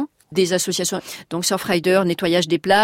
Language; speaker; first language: French; native; French